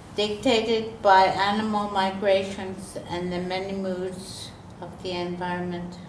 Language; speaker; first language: English; native; English